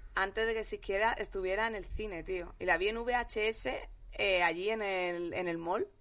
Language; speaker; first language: Spanish; native; Spanish